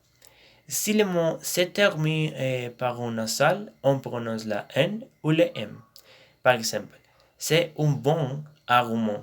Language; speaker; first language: French; non-native, learner; Spanish